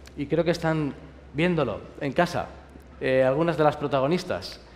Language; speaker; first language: Spanish; native; Spanish